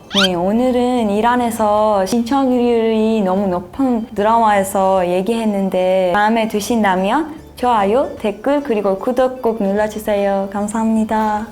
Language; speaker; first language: Korean; non-native, fluent; Persian